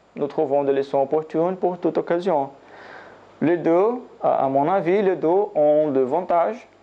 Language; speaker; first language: French; non-native, learner; Portuguese